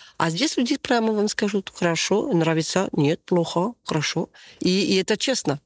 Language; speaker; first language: Russian; non-native, learner; French